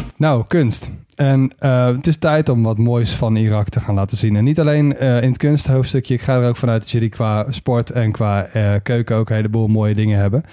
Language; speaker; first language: Dutch; native; Dutch